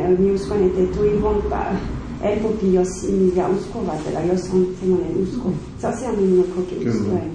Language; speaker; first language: Finnish; non-native, learner; French